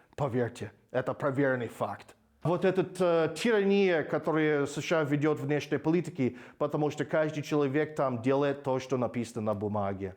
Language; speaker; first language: Russian; non-native, fluent; English